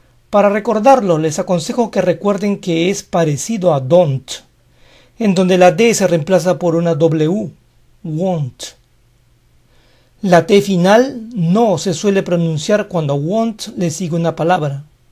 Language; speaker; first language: Spanish; native; Spanish